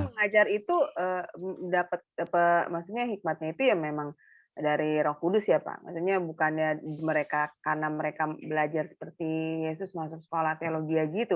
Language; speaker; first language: Indonesian; native; Indonesian